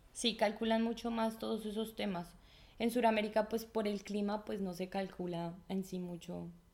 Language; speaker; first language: Spanish; native; Spanish